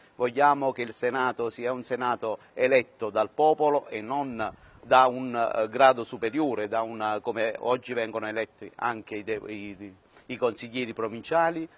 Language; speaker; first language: Italian; native; Italian